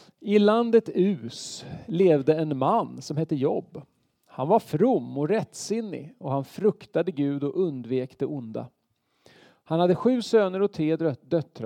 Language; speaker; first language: Swedish; native; Swedish